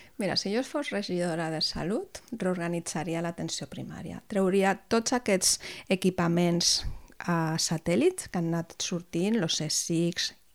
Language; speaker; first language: Catalan; non-native, local second language; Spanish